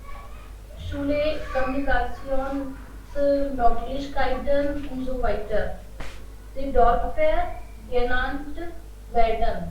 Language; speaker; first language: German; non-native, learner; Hindi